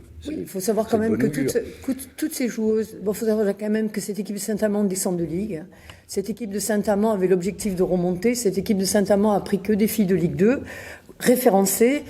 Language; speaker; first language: French; native; French